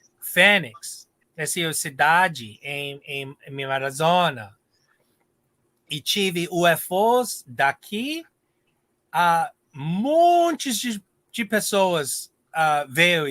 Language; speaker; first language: Portuguese; non-native, learner; English